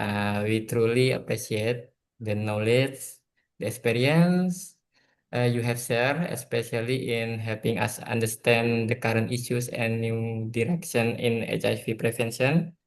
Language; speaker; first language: English; non-native, learner; Indonesian